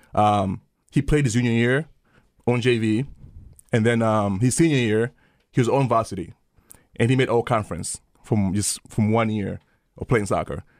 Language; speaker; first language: English; early bilingual, other home language; Swahili